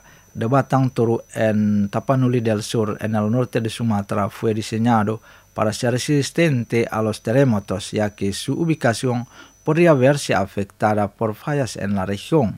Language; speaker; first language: Spanish; non-native, fluent; Indonesian